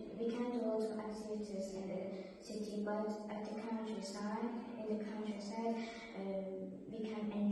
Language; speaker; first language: English; non-native, learner; Azerbaijani